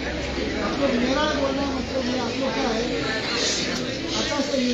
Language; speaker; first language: Hindi; non-native, local second language; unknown